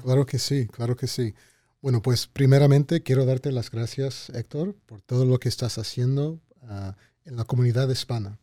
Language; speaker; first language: Spanish; early bilingual, heritage; Spanish